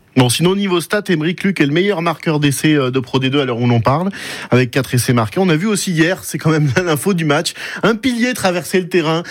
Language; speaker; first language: French; native; French